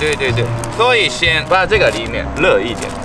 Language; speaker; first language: Chinese; non-native, fluent; Japanese